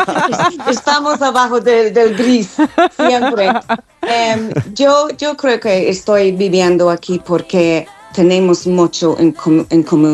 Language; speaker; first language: Spanish; non-native, fluent; English